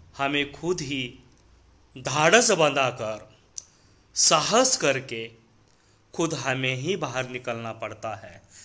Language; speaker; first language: Hindi; non-native, local second language; Marathi